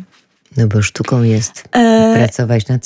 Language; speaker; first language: Polish; native; Polish